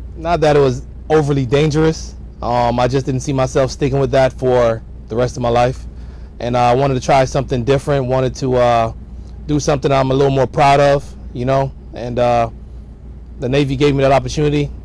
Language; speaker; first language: English; native; English